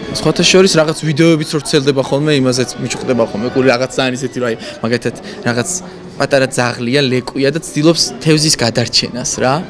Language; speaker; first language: Georgian; native; Georgian